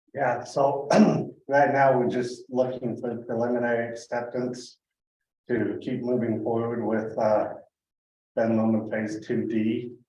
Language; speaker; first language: English; native; English